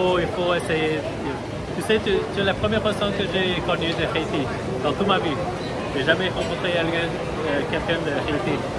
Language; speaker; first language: French; non-native, fluent; English